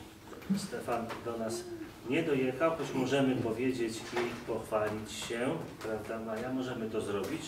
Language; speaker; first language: Polish; native; Polish